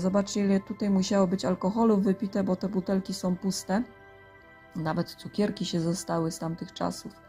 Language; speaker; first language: Polish; native; Polish